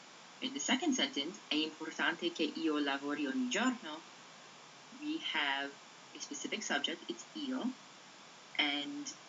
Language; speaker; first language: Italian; non-native, fluent; English